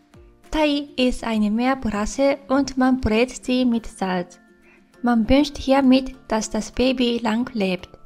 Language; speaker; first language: German; non-native, fluent; Japanese